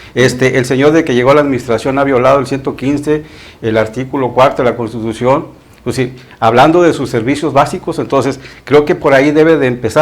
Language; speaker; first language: Spanish; native; Spanish